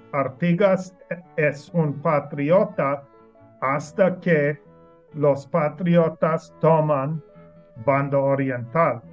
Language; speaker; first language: Spanish; non-native, learner; English